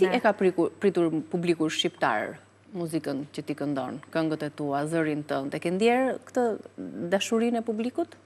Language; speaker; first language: Albanian; native; Albanian